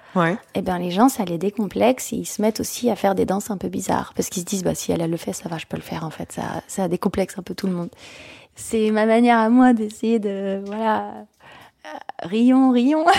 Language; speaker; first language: French; native; French